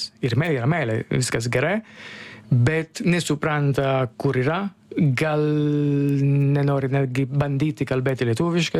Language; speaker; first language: Lithuanian; non-native, learner; Italian